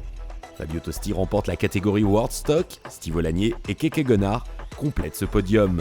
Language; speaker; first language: French; native; French